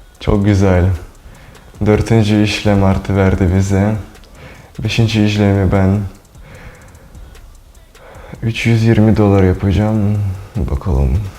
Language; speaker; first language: Turkish; non-native, learner; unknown